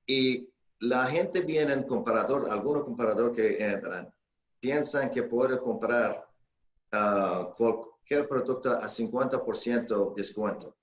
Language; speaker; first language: Spanish; non-native, fluent; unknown